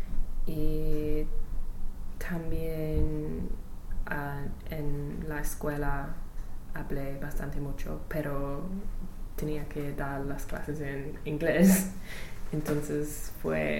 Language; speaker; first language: Spanish; non-native, learner; English